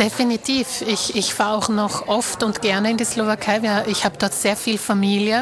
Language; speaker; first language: German; early bilingual, other home language; Slovak